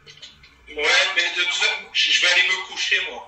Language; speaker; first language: French; native; French